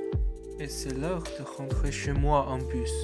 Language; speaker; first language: French; non-native, learner; Chinese